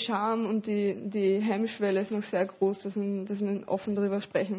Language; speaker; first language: German; native; German